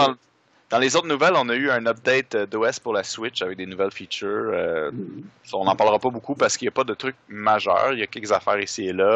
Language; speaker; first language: French; native; French